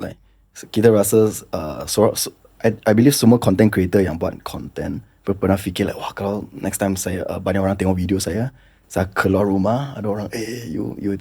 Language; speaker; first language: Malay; non-native, local second language; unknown